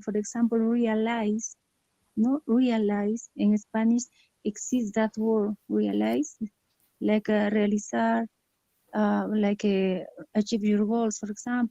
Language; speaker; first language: English; non-native, learner; Spanish